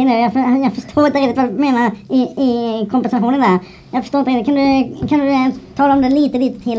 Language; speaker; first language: Swedish; native; Swedish